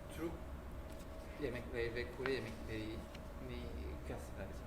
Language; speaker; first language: Turkish; non-native, learner; Korean